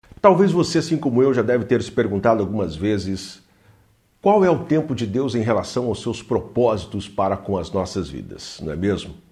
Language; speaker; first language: Portuguese; native; Portuguese